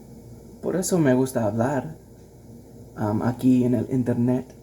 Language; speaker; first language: Spanish; early bilingual, heritage; English